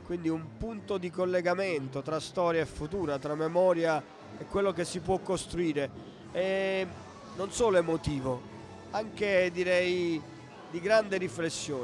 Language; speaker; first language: Italian; native; Italian